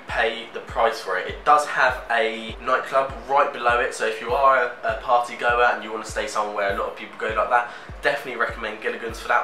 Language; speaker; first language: English; native; English